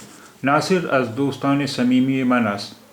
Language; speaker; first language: Persian; non-native, fluent; Urdu